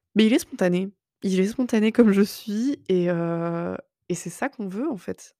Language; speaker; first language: French; native; French